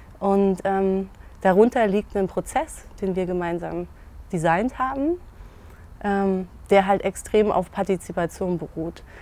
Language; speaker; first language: German; native; German